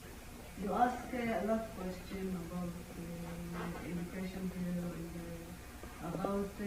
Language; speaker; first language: English; non-native, learner; Amharic